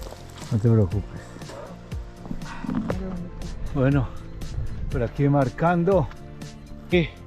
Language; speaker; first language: Spanish; native; Spanish